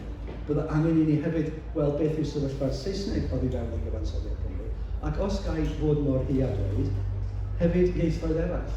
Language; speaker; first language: Welsh; native; Welsh